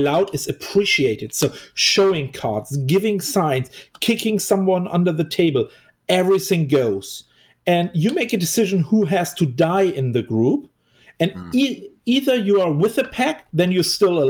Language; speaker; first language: English; non-native, fluent; German